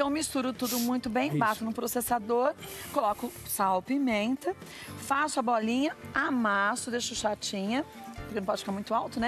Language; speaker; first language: Portuguese; native; Portuguese